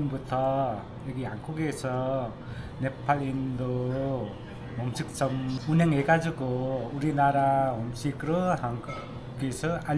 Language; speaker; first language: Korean; non-native, learner; Nepali